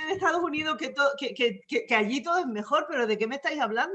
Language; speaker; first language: Spanish; native; Spanish